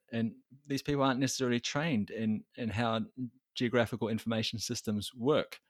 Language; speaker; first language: English; native; English